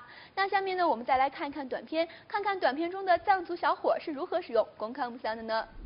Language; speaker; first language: Chinese; native; Chinese